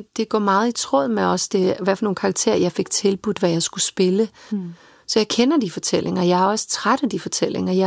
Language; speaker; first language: Danish; early bilingual, other home language; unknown